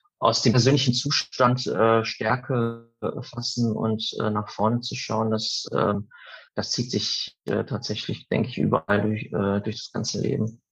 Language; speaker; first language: German; early bilingual, other home language; Italian